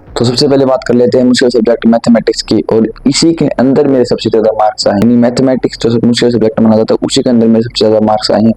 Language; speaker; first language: Hindi; native; Hindi